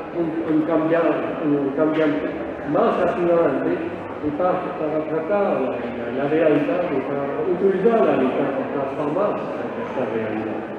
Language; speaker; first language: Spanish; non-native, learner; French